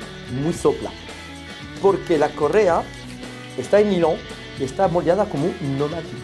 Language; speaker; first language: Spanish; non-native, fluent; French